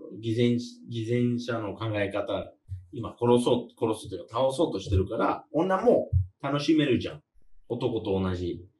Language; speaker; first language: Japanese; non-native, fluent; English